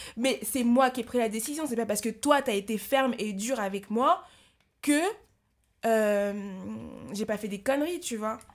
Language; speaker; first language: French; early bilingual, other home language; Lingala